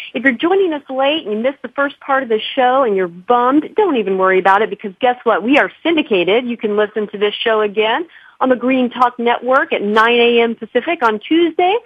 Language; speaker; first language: English; native; English